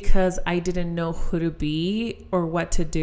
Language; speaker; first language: English; non-native, fluent; Spanish